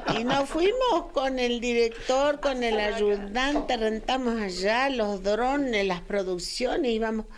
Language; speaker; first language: Spanish; native; Spanish